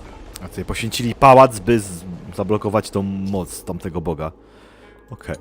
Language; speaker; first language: Polish; native; Polish